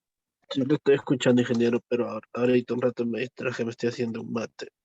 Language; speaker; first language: Spanish; native; Spanish